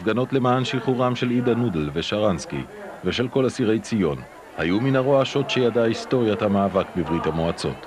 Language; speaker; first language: Hebrew; native; Hebrew